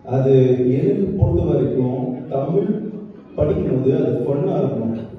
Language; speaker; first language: Tamil; early bilingual, heritage; Tamil